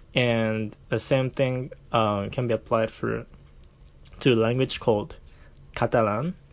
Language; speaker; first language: English; non-native, fluent; Japanese